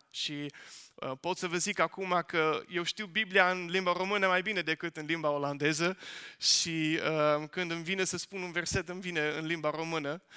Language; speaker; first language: Romanian; non-native, fluent; Dutch